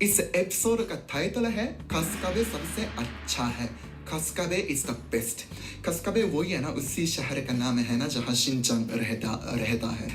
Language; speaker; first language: Hindi; non-native, fluent; Japanese